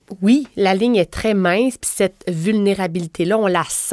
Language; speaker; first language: French; native; French